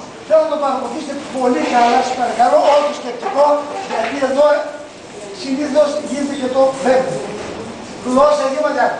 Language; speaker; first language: Greek; non-native, local second language; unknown